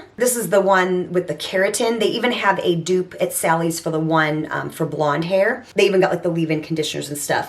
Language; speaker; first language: English; native; English